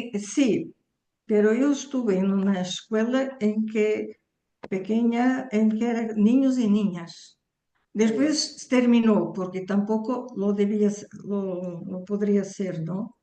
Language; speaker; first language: Spanish; early bilingual, heritage; Portuguese